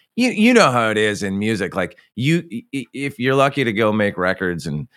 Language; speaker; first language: English; native; English